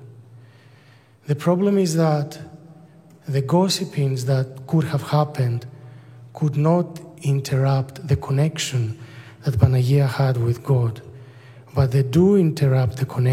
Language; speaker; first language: English; non-native, fluent; Greek